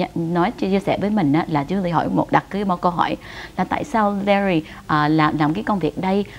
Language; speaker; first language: Vietnamese; early bilingual, heritage; Vietnamese